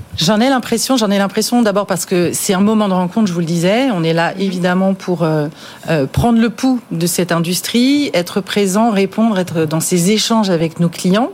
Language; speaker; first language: French; native; French